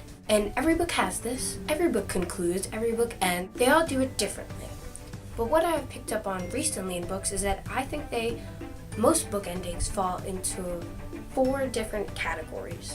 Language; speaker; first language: English; native; English